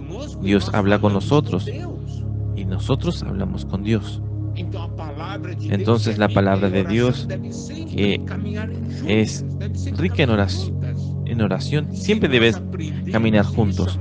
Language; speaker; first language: Spanish; non-native, fluent; Portuguese